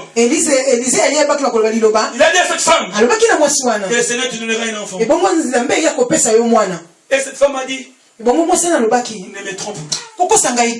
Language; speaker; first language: French; non-native, local second language; Lingala